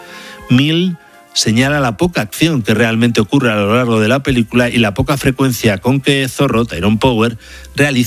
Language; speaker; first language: Spanish; native; Spanish